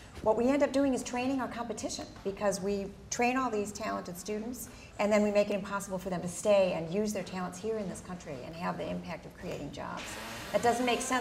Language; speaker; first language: English; native; English